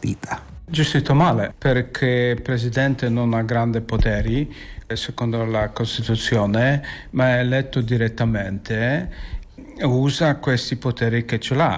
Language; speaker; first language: Italian; non-native, fluent; Polish